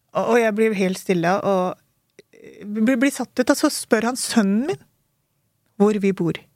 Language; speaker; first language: Norwegian; early bilingual, other home language; Urdu